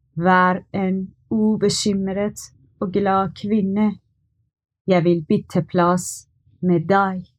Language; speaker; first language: Norwegian; non-native, learner; Persian